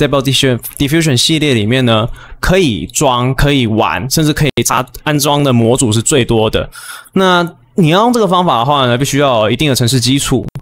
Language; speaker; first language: Chinese; native; Chinese